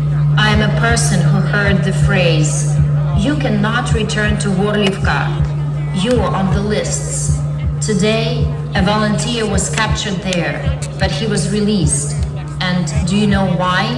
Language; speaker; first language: English; non-native, fluent; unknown